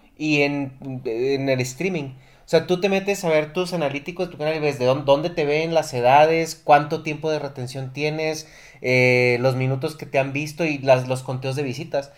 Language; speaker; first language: Spanish; native; Spanish